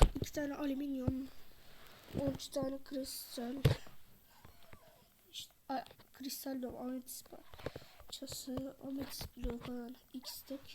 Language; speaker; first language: Turkish; native; Turkish